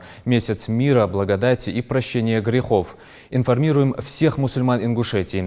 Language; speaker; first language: Russian; native; Russian